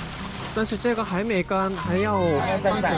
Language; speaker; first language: Chinese; non-native, learner; Korean